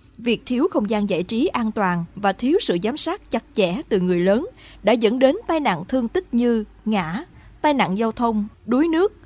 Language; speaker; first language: Vietnamese; native; Vietnamese